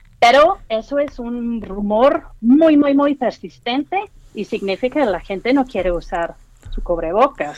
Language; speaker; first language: Spanish; non-native, fluent; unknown